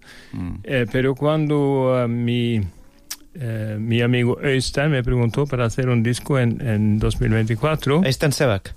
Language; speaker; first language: Spanish; non-native, fluent; Norwegian